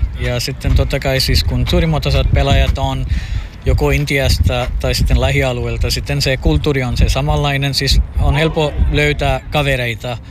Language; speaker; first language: Finnish; non-native, fluent; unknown